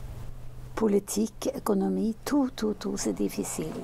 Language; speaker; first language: French; non-native, fluent; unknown